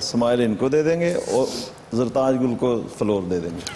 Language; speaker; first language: Urdu; native; Urdu